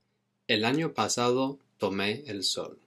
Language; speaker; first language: Spanish; non-native, fluent; English